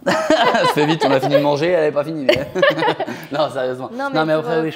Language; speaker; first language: French; native; French